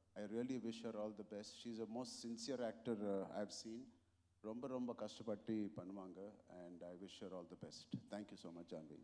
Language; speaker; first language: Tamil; non-native, local second language; Telugu